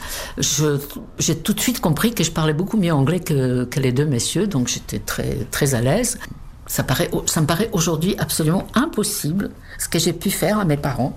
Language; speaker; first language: French; non-native, fluent; Czech